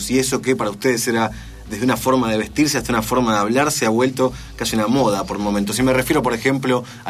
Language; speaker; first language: Spanish; native; Spanish